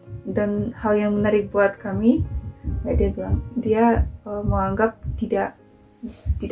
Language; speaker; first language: Indonesian; non-native, fluent; Russian